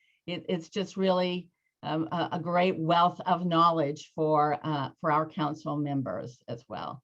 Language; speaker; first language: English; native; English